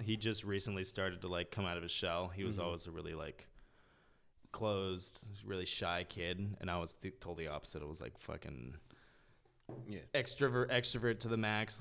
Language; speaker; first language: English; early bilingual, other home language; French